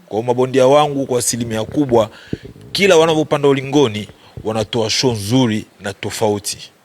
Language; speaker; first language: Swahili; native; Swahili